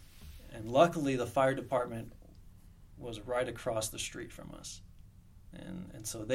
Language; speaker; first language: English; native; English